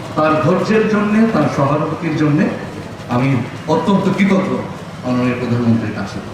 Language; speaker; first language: Bangla; non-native, local second language; Chakma